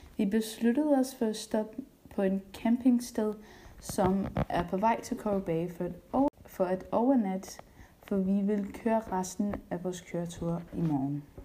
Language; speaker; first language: Danish; early bilingual, heritage; Danish